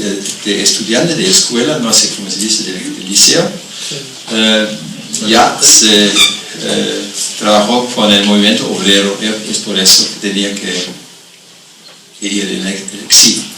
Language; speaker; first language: Spanish; non-native, fluent; German